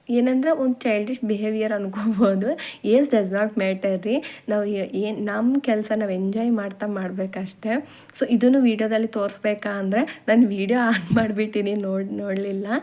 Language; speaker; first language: Kannada; non-native, local second language; Telugu